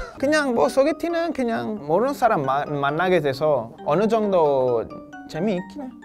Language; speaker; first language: Korean; non-native, fluent; Italian